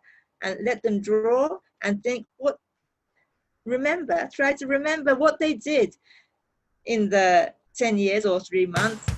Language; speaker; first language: English; non-native, learner; Japanese